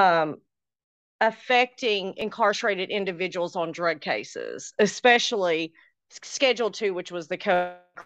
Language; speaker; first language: English; native; English